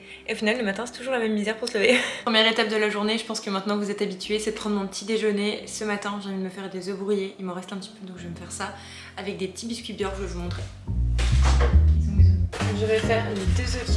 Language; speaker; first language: French; native; French